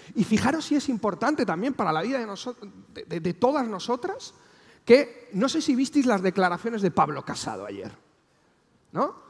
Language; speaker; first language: Spanish; native; Spanish